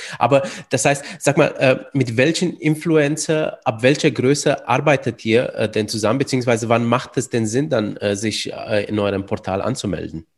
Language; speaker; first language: German; early bilingual, other home language; Romanian